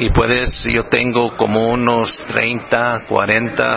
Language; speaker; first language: Spanish; non-native, fluent; English